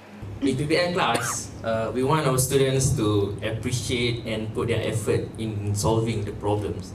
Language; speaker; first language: English; non-native, local second language; Malay